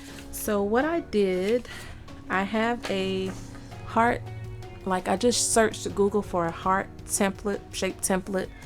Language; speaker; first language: English; native; English